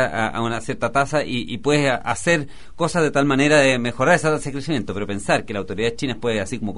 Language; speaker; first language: Spanish; native; Spanish